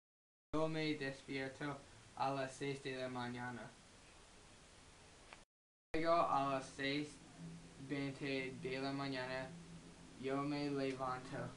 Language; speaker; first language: Spanish; non-native, learner; English